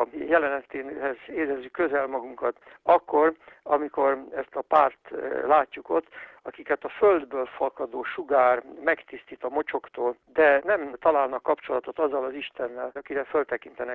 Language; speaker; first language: Hungarian; native; Hungarian